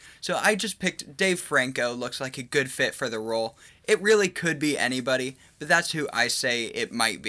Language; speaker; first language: English; native; English